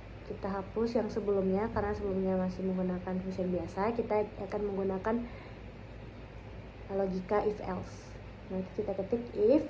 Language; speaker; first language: Indonesian; native; Indonesian